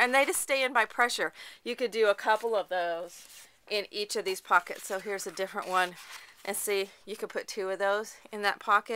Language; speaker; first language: English; native; English